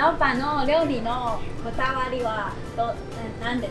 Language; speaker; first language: Japanese; non-native, learner; Chinese